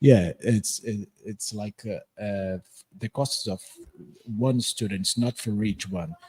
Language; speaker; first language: English; non-native, learner; Portuguese